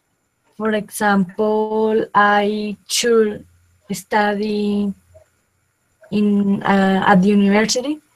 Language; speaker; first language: English; non-native, learner; Spanish